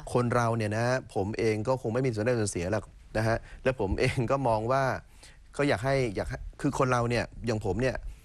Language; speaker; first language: Thai; native; Thai